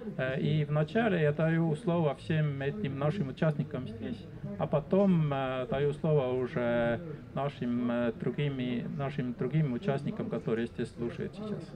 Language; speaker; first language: Russian; non-native, fluent; Estonian